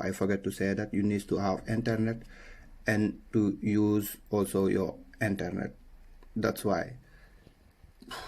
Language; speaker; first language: English; non-native, learner; Wolof